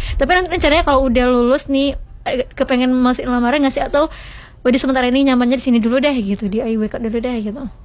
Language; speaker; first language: Indonesian; native; Indonesian